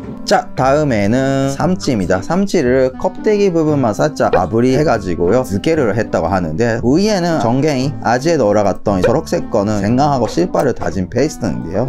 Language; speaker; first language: Korean; non-native, fluent; Japanese